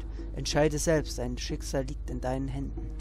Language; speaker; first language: German; native; German